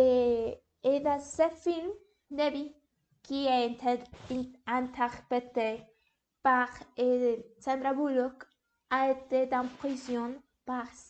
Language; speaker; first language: French; non-native, learner; English